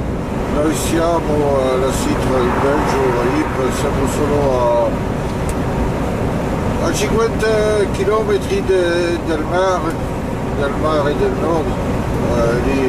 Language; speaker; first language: Italian; non-native, fluent; French